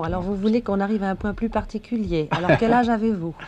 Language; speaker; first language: French; native; French